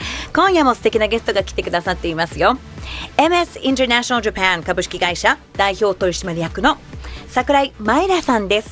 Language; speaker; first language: Japanese; native; Japanese